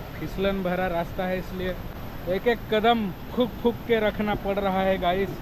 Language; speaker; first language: Hindi; non-native, local second language; Gujarati